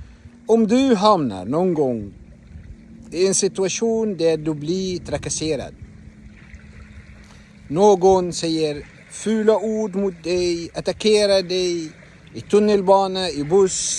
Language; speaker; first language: Swedish; non-native, fluent; Arabic